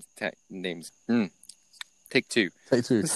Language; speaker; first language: English; native; English